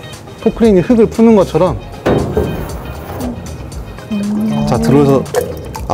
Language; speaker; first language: Korean; native; Korean